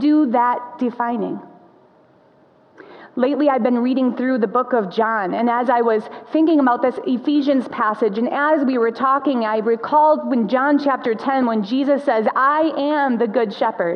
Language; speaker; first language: English; native; English